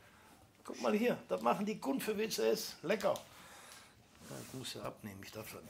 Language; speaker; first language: German; native; German